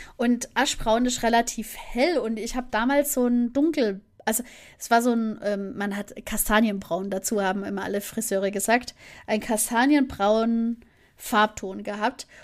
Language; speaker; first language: German; native; German